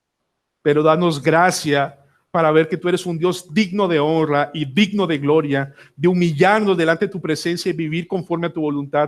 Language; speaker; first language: Spanish; native; Spanish